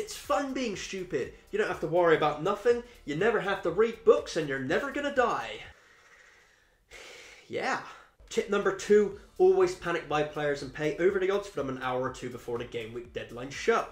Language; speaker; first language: English; native; English